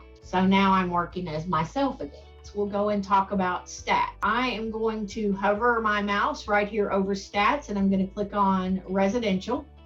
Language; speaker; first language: English; native; English